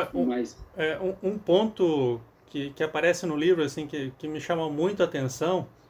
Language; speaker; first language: Portuguese; native; Portuguese